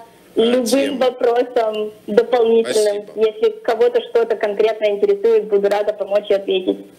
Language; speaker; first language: Russian; early bilingual, other home language; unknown